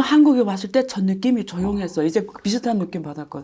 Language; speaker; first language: Korean; native; Korean